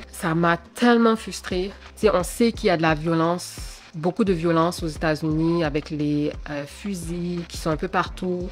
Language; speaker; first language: French; early bilingual, other home language; Haitian Creole